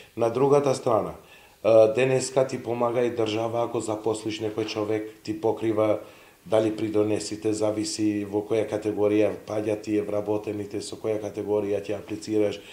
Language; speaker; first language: Macedonian; non-native, local second language; Serbian